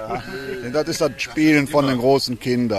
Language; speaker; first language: German; native; German